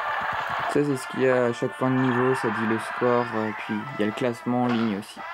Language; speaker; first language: French; native; French